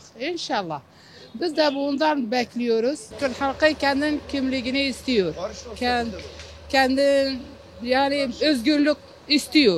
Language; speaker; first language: Turkish; non-native, local second language; Kurdish